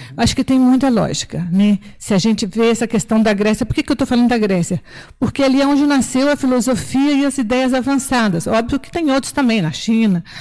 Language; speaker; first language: Portuguese; native; Portuguese